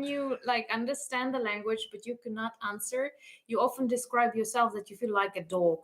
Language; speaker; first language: English; non-native, fluent; Ukrainian